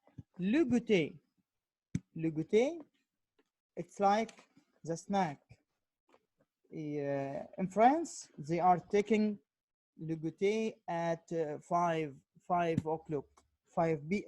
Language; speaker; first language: English; non-native, learner; Arabic